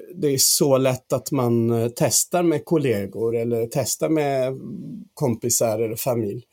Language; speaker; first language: Swedish; non-native, fluent; English